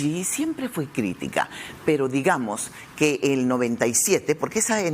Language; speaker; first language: Spanish; native; Spanish